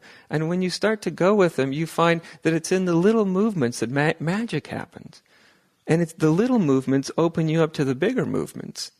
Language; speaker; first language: English; native; English